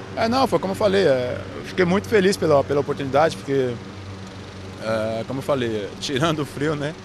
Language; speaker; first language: Portuguese; native; Portuguese